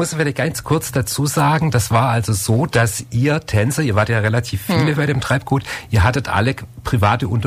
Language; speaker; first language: German; native; German